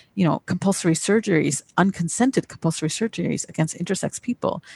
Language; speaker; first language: English; native; English